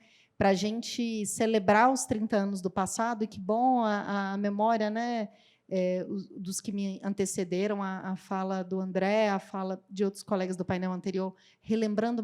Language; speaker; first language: Portuguese; native; Portuguese